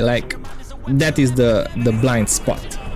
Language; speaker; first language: English; non-native, fluent; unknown